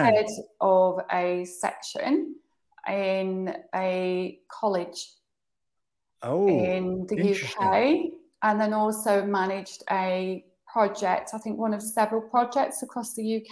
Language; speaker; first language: English; native; English